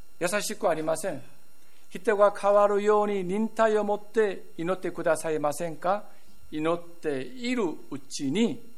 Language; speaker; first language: Japanese; non-native, fluent; Korean